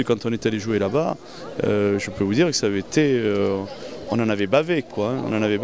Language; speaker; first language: French; native; French